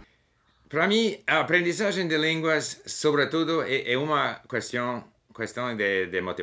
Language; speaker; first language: Portuguese; non-native, learner; English